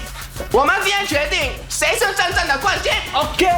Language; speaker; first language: Chinese; non-native, local second language; English